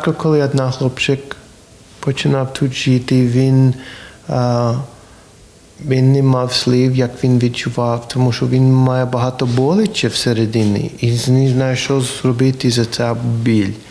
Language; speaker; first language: Ukrainian; non-native, learner; English